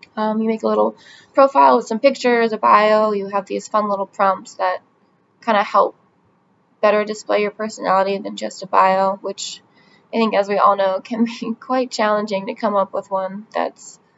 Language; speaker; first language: English; native; English